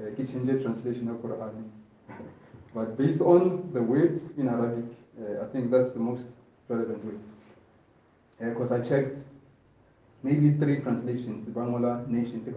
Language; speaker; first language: English; non-native, local second language; Southern Sotho